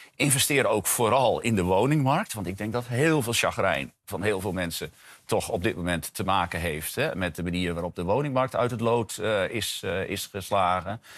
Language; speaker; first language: Dutch; native; Dutch